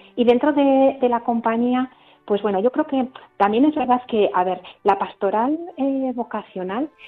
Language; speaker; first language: Spanish; native; Spanish